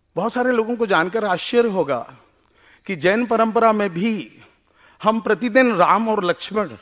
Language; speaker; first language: Hindi; non-native, local second language; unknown